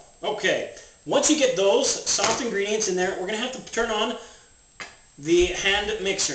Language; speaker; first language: English; native; English